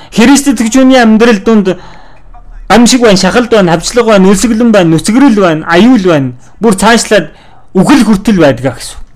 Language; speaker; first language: Mongolian; non-native, fluent; Korean